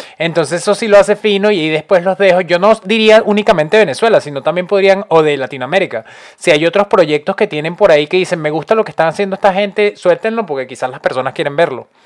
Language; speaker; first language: Spanish; native; Spanish